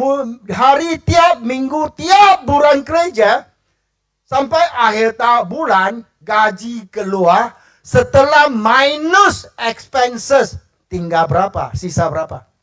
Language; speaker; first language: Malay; non-native, local second language; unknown